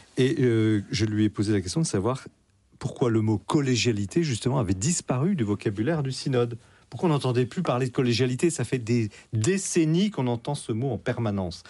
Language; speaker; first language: French; native; French